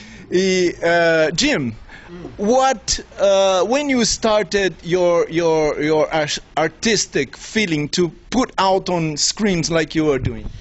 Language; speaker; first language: English; non-native, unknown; Portuguese